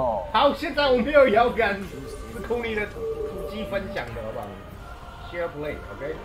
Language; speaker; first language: Chinese; native; Chinese